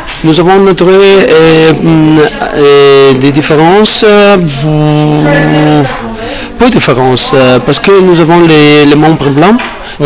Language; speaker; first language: French; non-native, learner; Italian